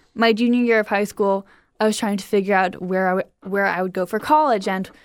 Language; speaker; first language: English; native; English